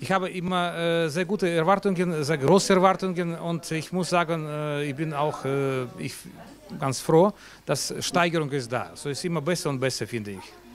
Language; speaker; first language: German; non-native, fluent; Russian